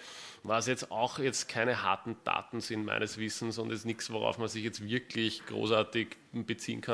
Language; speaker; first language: German; native; German